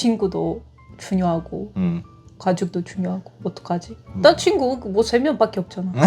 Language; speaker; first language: Korean; non-native, fluent; Russian